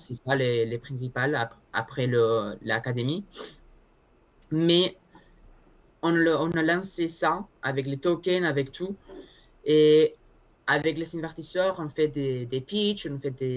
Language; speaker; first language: French; non-native, learner; Spanish